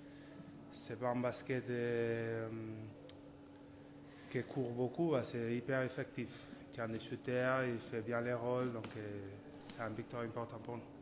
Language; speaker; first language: French; non-native, learner; Spanish